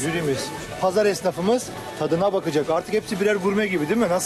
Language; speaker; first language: Turkish; native; Turkish